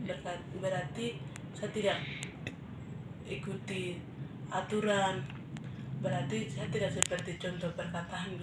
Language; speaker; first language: Indonesian; non-native, local second language; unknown